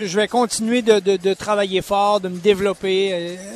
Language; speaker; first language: French; native; French